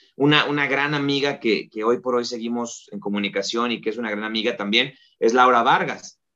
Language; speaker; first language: Spanish; native; Spanish